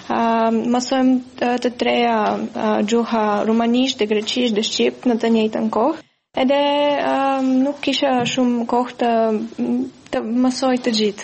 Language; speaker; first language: Albanian; non-native, learner; Bulgarian